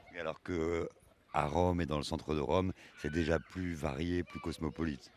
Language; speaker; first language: French; native; French